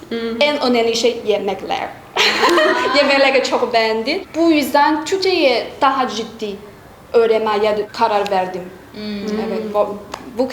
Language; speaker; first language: Turkish; non-native, learner; Chinese